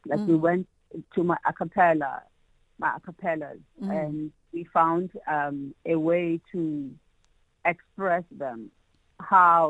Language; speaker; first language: English; non-native, local second language; Xhosa